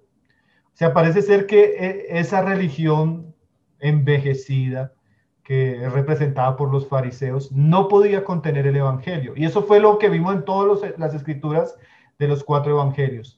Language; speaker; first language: Spanish; native; Spanish